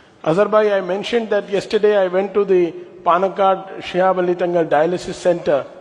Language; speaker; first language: English; non-native, local second language; Malayalam